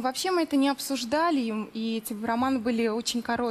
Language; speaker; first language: Russian; native; Russian